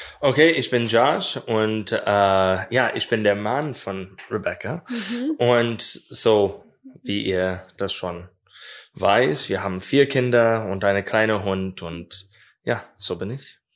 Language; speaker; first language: German; non-native, learner; English